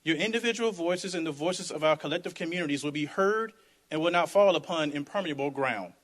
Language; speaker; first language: English; native; English